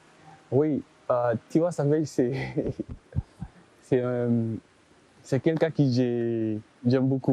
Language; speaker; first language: French; non-native, learner; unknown